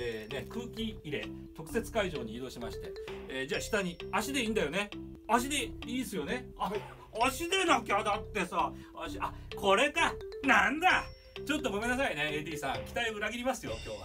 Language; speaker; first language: Japanese; native; Japanese